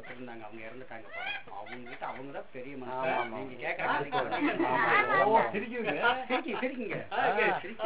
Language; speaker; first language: Tamil; non-native, local second language; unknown